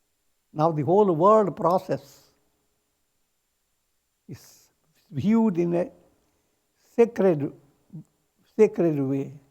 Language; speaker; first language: English; non-native, local second language; Hindi